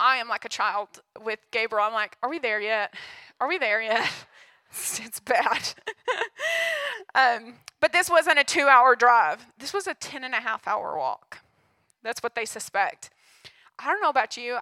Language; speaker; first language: English; native; English